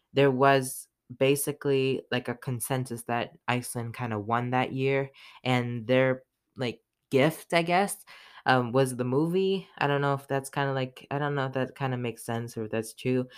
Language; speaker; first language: English; native; English